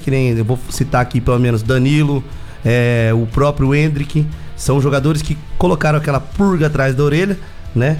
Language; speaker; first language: Portuguese; native; Portuguese